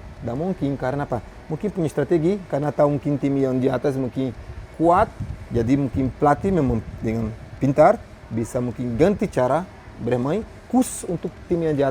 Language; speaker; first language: Indonesian; non-native, fluent; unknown